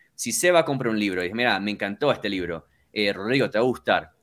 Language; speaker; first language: Spanish; early bilingual, heritage; Spanish